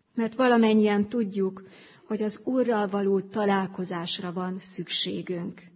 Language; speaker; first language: Hungarian; native; Hungarian